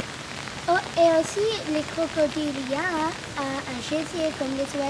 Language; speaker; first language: French; non-native, learner; English